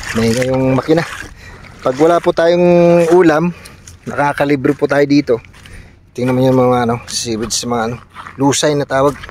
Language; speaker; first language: Filipino; non-native, local second language; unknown